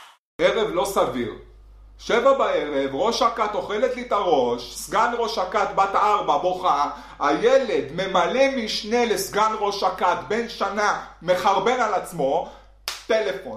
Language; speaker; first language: Hebrew; native; Hebrew